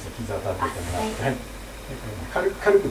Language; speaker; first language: Japanese; native; Japanese